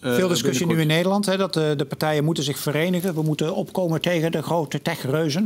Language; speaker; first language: Dutch; native; Dutch